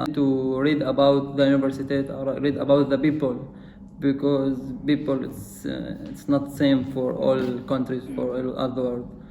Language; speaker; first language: English; non-native, learner; Arabic